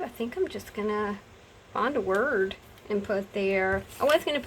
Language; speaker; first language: English; native; English